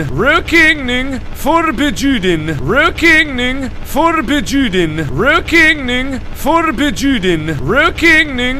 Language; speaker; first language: Swedish; non-native, learner; English